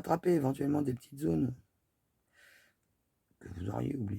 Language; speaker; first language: French; native; French